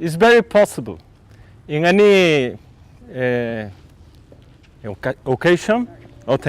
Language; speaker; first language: English; non-native, learner; Spanish